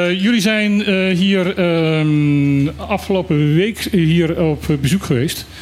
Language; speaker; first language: Dutch; non-native, local second language; Papiamento